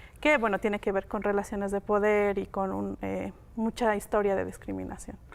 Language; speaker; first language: Spanish; non-native, local second language; Mixtepec Mixtec